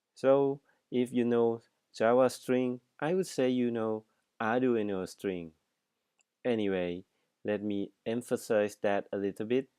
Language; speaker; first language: English; non-native, fluent; Thai